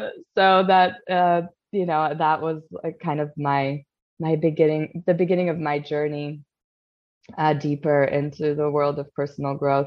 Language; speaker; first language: English; non-native, fluent; Polish